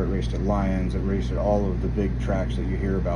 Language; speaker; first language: English; native; English